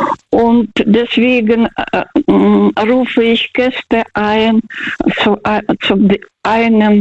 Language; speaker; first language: German; non-native, learner; Russian